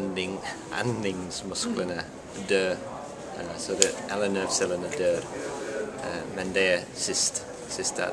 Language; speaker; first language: Swedish; non-native, learner; English